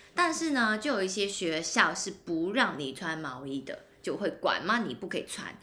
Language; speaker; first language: Chinese; non-native, local second language; Cantonese